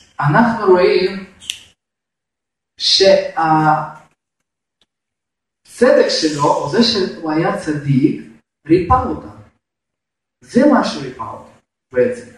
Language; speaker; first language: Hebrew; non-native, fluent; Russian